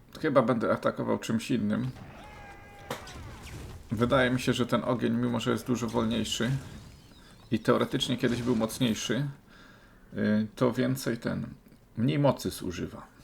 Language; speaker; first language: Polish; native; Polish